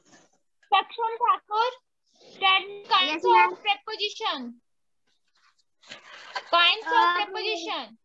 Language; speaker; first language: English; non-native, local second language; Hindi